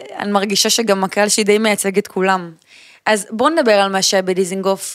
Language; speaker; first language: Hebrew; native; Hebrew